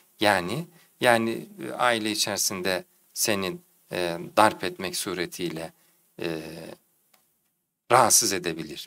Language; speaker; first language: Turkish; native; Turkish